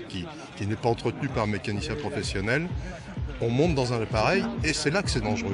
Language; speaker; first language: French; native; French